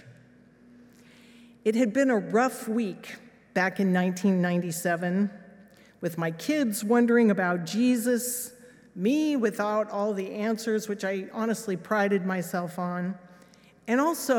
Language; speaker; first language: English; native; English